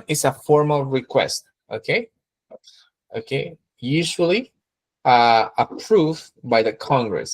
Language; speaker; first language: English; non-native, fluent; Spanish